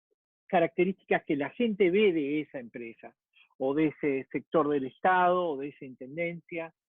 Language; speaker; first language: Spanish; native; Spanish